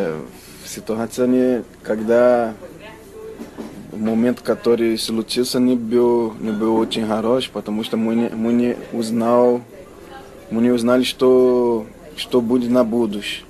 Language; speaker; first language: Russian; non-native, learner; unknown